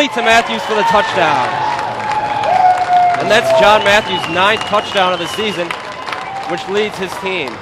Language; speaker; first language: English; native; English